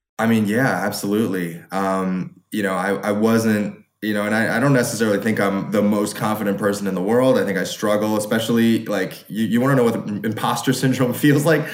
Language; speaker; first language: English; early bilingual, other home language; Chinese